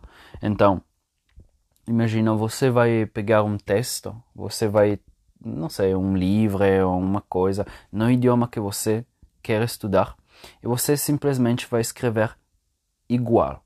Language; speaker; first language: Portuguese; non-native, fluent; Italian